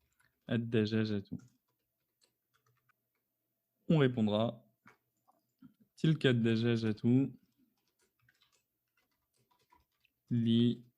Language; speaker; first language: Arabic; non-native, fluent; French